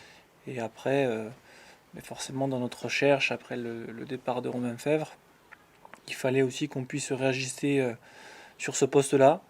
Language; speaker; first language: French; native; French